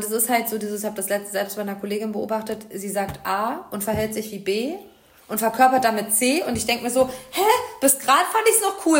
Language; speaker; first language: German; native; German